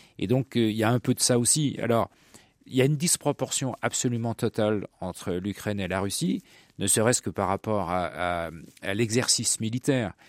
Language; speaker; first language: French; native; French